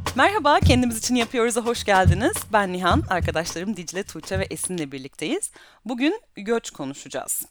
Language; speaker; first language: Turkish; native; Turkish